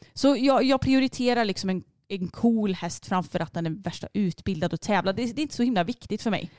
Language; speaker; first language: Swedish; native; Swedish